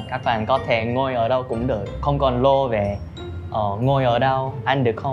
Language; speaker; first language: Vietnamese; non-native, learner; Korean